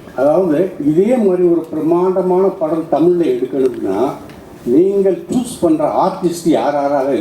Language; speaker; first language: Tamil; native; Tamil